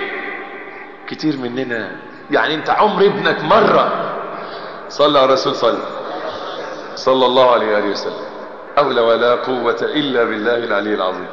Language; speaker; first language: Arabic; native; Arabic